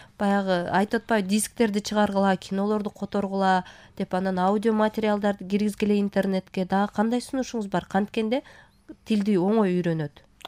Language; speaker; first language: Kyrgyz; native; Kyrgyz